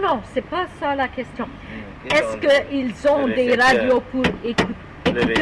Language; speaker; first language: French; non-native, learner; English